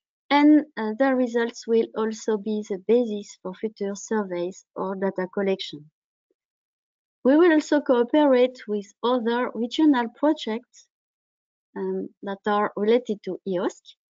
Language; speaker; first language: English; non-native, fluent; French